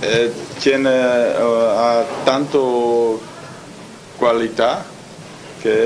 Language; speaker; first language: Italian; non-native, learner; Dutch